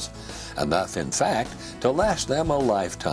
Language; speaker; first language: English; native; English